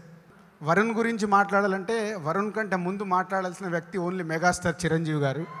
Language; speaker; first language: Telugu; native; Telugu